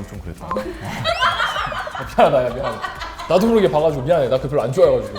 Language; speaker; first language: Korean; native; Korean